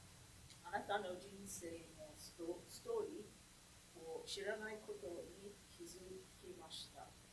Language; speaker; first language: Japanese; early bilingual, heritage; Japanese